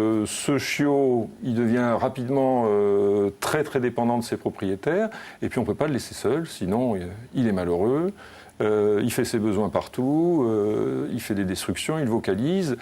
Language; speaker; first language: French; native; French